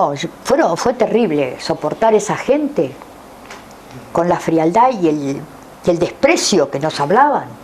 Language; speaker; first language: Spanish; native; Spanish